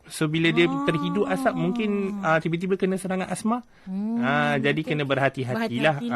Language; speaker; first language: Malay; native; Malay